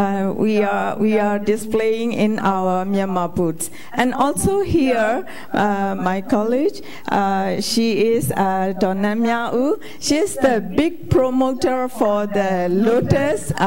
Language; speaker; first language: English; non-native, fluent; Burmese